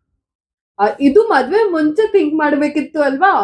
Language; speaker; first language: Kannada; non-native, learner; Marathi